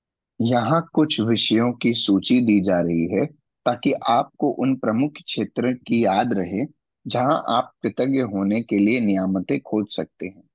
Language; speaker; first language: Hindi; non-native, local second language; Bangla